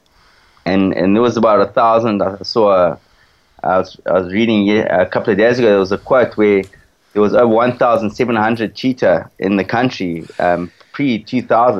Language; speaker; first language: English; native; English